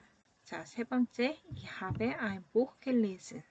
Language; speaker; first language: German; non-native, fluent; Korean